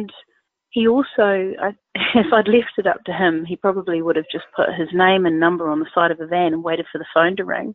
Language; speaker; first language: English; native; English